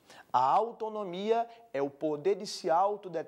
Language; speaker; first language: Portuguese; native; Portuguese